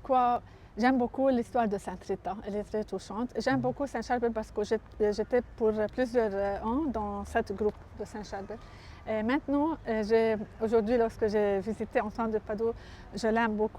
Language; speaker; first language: French; non-native, local second language; Arabic